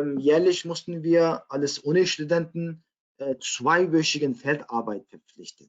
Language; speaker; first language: German; non-native, fluent; Uyghur